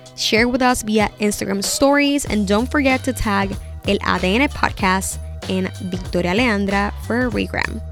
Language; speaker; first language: English; non-native, local second language; Spanish